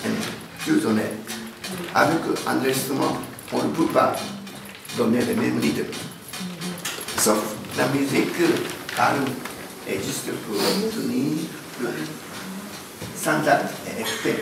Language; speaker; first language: French; non-native, learner; Japanese